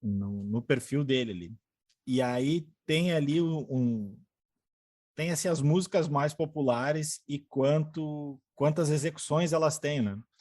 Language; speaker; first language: Portuguese; native; Portuguese